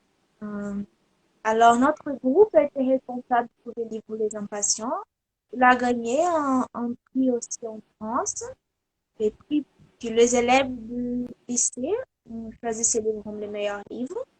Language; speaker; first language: French; non-native, learner; Portuguese